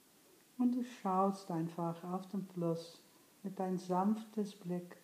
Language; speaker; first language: German; non-native, fluent; English